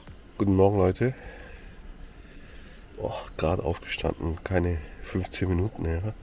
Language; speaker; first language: German; native; German